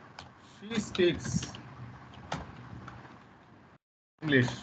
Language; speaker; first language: English; non-native, learner; Telugu